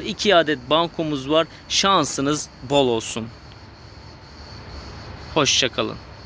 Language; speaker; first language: Turkish; native; Turkish